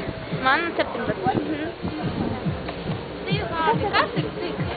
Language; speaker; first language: Latvian; non-native, local second language; Russian